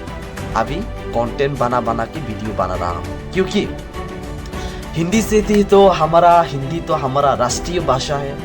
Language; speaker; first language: Hindi; non-native, local second language; Kok Borok